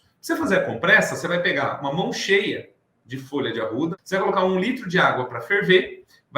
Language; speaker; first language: Portuguese; native; Portuguese